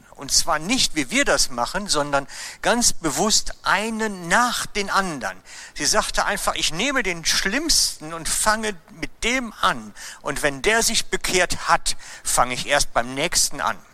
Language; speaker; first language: German; native; German